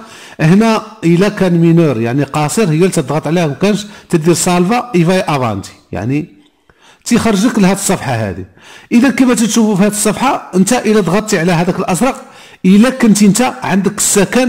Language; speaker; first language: Arabic; native; Arabic